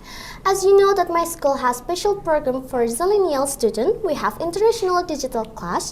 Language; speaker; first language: English; non-native, learner; Indonesian